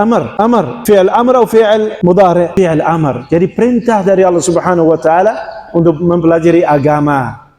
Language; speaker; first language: Indonesian; non-native, fluent; Dutch